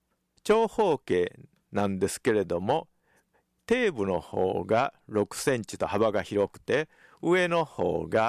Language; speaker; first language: Japanese; native; Japanese